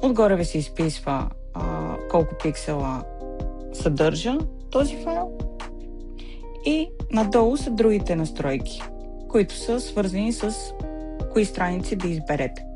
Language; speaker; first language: Bulgarian; native; Bulgarian